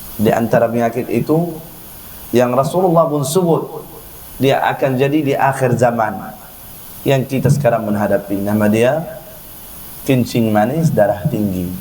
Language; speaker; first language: Malay; non-native, fluent; Arabic